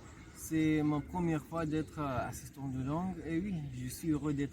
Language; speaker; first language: French; non-native, fluent; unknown